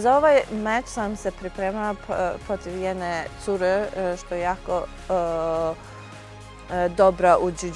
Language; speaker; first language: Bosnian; early bilingual, heritage; Serbian